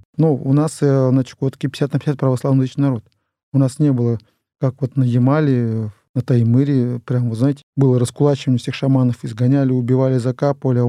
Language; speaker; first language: Russian; non-native, local second language; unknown